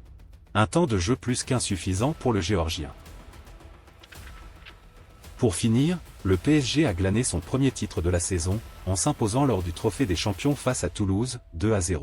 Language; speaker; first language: French; native; French